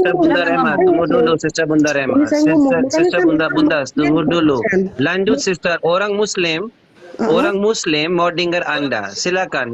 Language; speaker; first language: Indonesian; non-native, learner; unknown